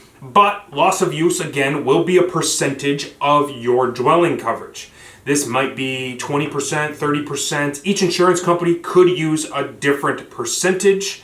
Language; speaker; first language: English; native; English